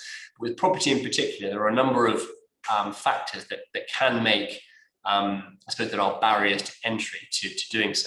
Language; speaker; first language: English; native; English